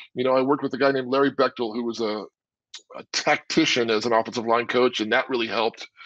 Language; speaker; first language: English; native; English